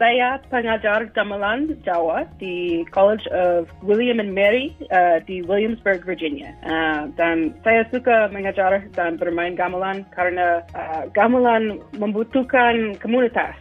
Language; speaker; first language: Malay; non-native, fluent; English